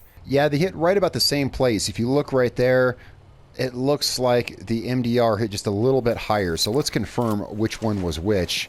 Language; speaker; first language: English; native; English